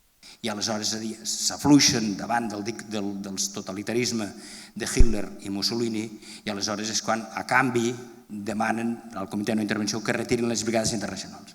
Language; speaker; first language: Catalan; native; Catalan